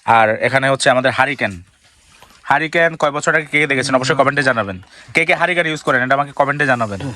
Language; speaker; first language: Bangla; native; Bangla